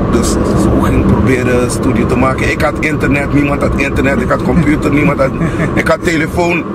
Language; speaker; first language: Dutch; non-native, local second language; Papiamento